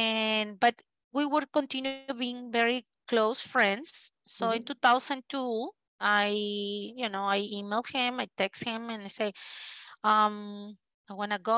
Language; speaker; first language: English; non-native, fluent; Spanish